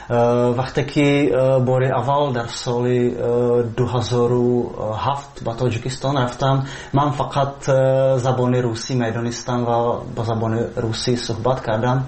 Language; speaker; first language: Tajik; non-native, fluent; Czech